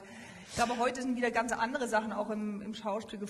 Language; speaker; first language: German; native; German